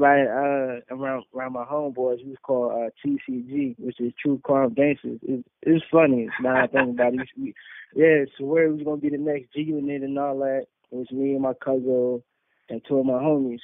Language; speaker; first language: English; native; English